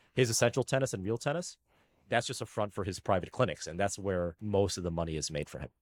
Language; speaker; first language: English; early bilingual, other home language; Filipino